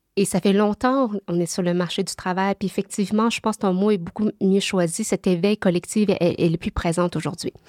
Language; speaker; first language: French; early bilingual, other home language; Vietnamese